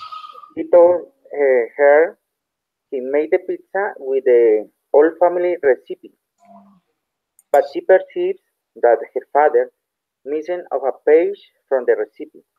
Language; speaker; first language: English; non-native, learner; Spanish